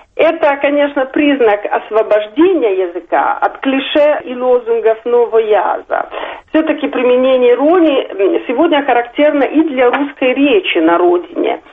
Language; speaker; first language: Russian; non-native, fluent; Italian